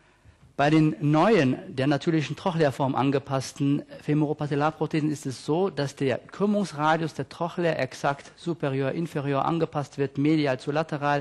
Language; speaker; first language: German; native; German